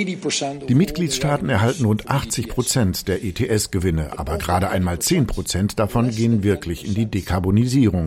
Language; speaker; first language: German; native; German